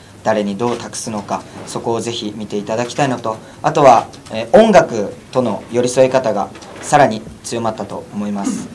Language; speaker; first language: Japanese; native; Japanese